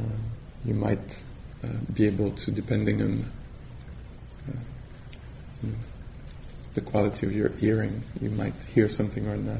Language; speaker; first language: English; non-native, fluent; French